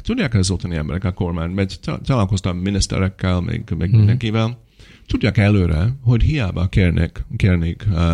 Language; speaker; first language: Hungarian; non-native, fluent; English